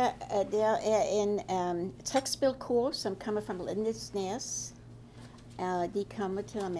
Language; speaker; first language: Norwegian; early bilingual, heritage; Norwegian